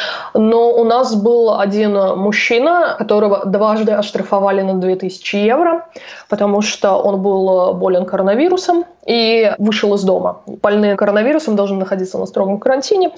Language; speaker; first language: Russian; native; Russian